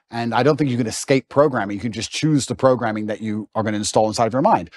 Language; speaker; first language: English; native; English